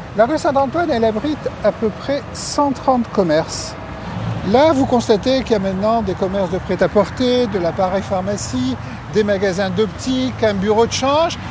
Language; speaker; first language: French; native; French